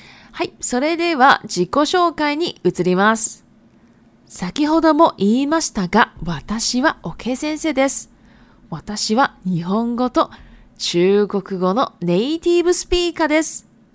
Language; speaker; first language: Japanese; native; Japanese